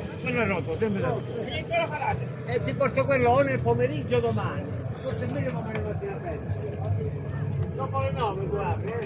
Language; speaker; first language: Italian; native; Italian